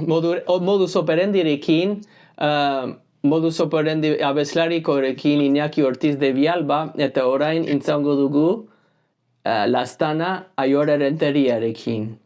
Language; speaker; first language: Basque; non-native, learner; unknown